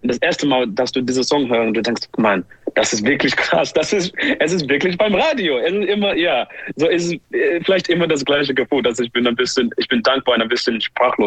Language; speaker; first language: German; non-native, learner; English